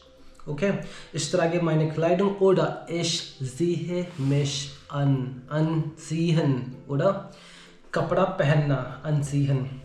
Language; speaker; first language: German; non-native, learner; Hindi